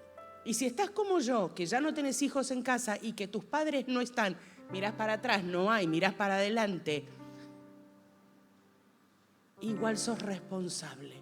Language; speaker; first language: Spanish; native; Spanish